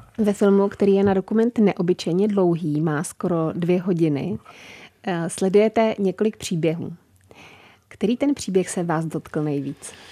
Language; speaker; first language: Czech; native; Czech